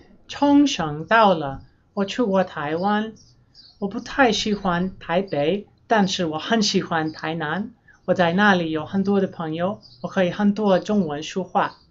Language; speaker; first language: Chinese; non-native, learner; English